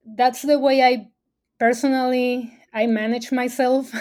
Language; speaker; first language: English; non-native, fluent; Spanish